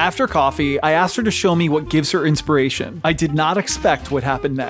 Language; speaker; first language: English; native; English